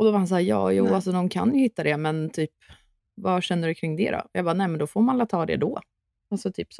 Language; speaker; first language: Swedish; native; Swedish